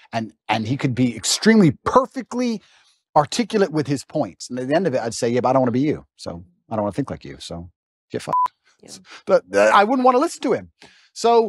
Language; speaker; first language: English; native; English